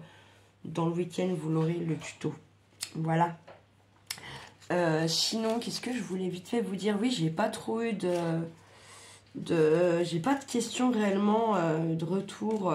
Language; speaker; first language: French; native; French